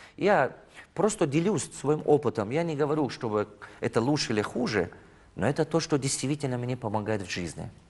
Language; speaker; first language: Russian; non-native, fluent; Tajik